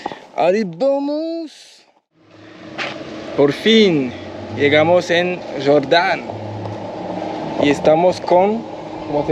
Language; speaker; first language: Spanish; non-native, learner; French